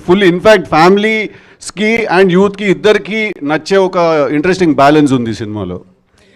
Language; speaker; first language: Telugu; native; Telugu